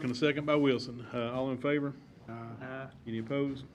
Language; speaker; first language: English; native; English